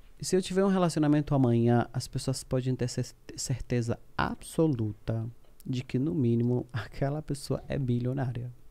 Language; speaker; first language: Portuguese; non-native, fluent; Spanish